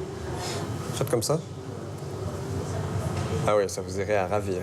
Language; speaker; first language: French; native; French